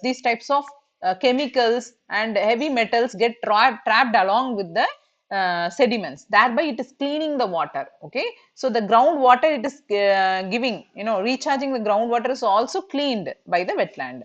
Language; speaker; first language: English; non-native, local second language; Tamil